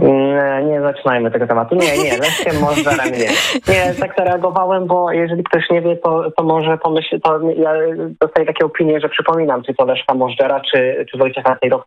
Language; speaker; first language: Polish; native; Polish